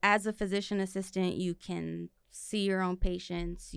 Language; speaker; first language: English; native; English